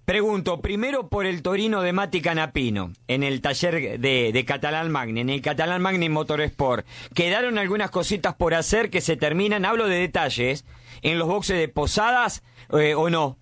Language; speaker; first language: Spanish; native; Spanish